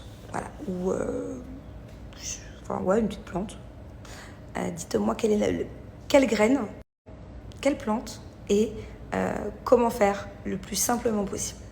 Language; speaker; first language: French; native; French